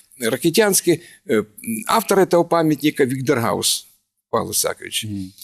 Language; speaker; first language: Russian; native; Russian